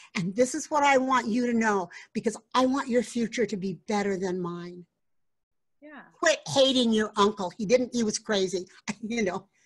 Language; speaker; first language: English; native; English